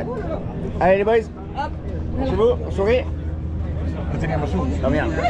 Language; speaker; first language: French; native; French